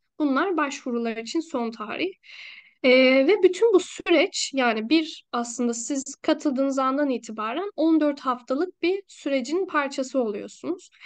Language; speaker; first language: Turkish; native; Turkish